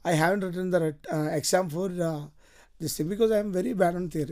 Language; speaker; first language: English; non-native, local second language; Malayalam